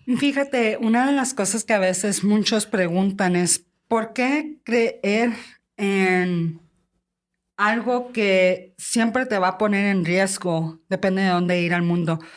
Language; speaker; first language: Spanish; early bilingual, heritage; Spanish